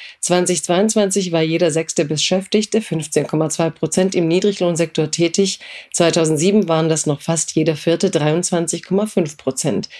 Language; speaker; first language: German; early bilingual, other home language; Croatian